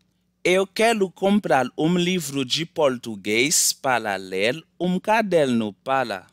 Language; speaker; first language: Portuguese; non-native, learner; Haitian Creole